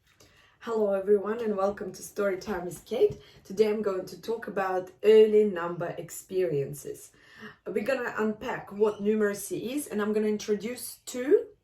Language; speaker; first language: English; non-native, fluent; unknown